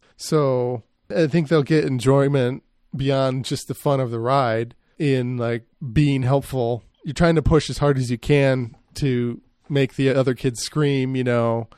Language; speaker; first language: English; native; English